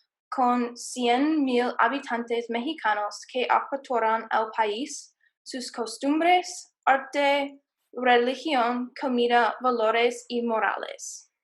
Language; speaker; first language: Spanish; non-native, learner; English